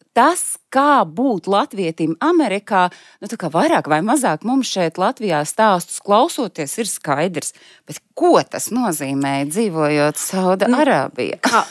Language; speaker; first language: Latvian; native; Latvian